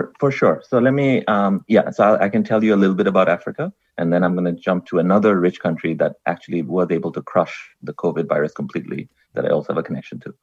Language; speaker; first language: English; non-native, local second language; Bangla